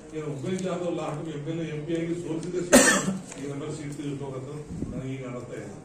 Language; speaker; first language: Kannada; non-native, local second language; Lambadi